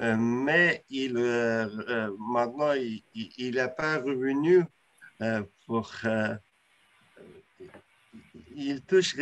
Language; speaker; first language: French; non-native, learner; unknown